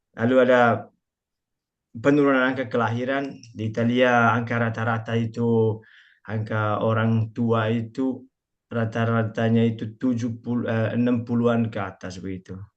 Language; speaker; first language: Indonesian; non-native, local second language; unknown